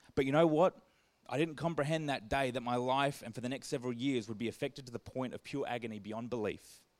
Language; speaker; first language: English; native; English